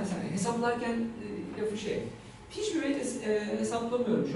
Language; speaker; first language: Turkish; native; Turkish